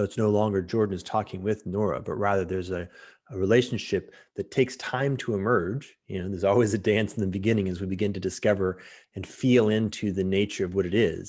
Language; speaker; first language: English; native; English